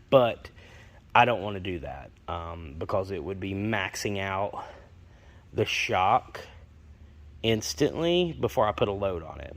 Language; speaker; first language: English; native; English